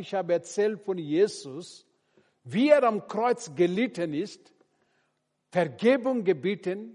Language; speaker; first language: German; non-native, learner; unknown